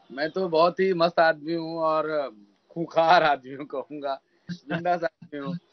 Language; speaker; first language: Hindi; native; Hindi